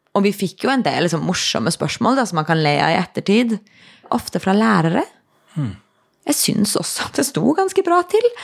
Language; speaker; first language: Norwegian; native; Norwegian